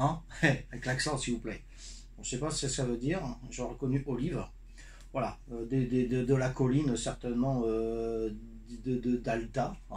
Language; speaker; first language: French; native; French